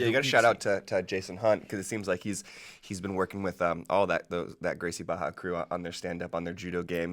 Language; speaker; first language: English; native; English